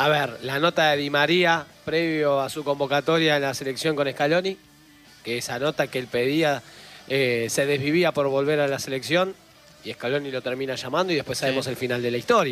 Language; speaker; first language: Spanish; native; Spanish